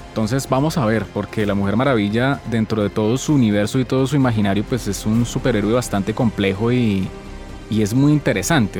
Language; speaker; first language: Spanish; native; Spanish